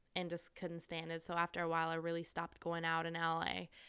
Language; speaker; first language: English; non-native, fluent; German